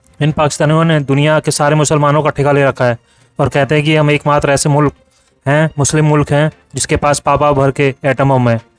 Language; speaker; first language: Hindi; native; Hindi